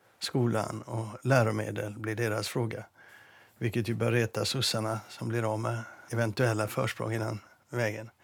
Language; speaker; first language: Swedish; native; Swedish